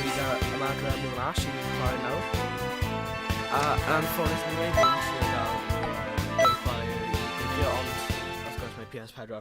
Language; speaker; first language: Welsh; non-native, local second language; English